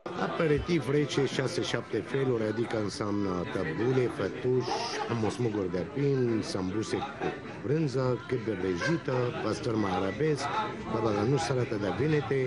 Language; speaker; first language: Romanian; non-native, learner; Arabic